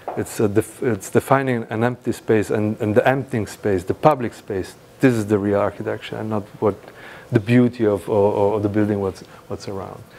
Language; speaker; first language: English; non-native, fluent; Italian